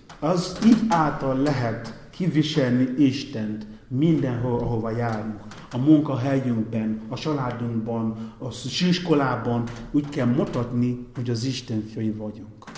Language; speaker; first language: Hungarian; non-native, fluent; Igbo